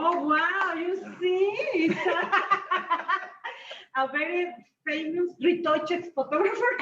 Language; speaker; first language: English; non-native, learner; Spanish